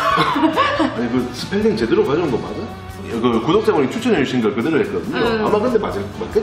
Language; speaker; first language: Korean; native; Korean